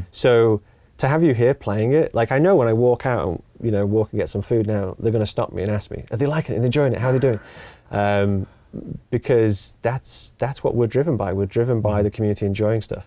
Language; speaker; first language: English; native; English